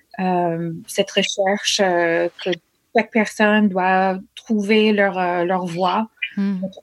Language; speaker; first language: French; non-native, fluent; English